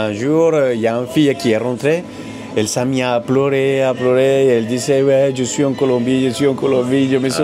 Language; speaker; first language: French; non-native, fluent; Spanish